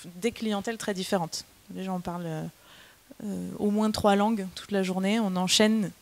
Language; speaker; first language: French; native; French